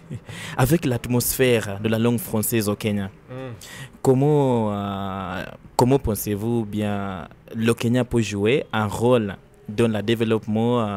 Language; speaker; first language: French; non-native, learner; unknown